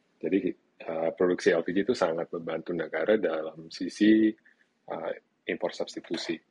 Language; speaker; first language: Indonesian; early bilingual, other home language; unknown